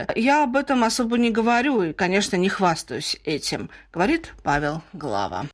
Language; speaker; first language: Russian; native; Russian